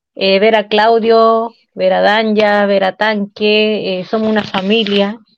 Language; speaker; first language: Spanish; native; Spanish